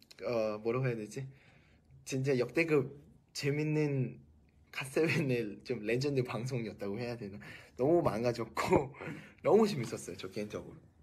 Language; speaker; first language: Korean; non-native, fluent; Thai